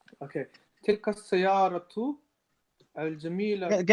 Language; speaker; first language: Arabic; non-native, learner; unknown